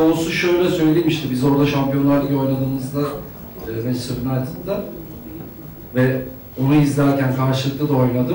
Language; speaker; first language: Turkish; native; Turkish